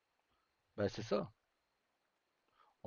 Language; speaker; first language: French; native; French